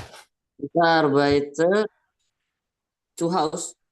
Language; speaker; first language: German; non-native, learner; Indonesian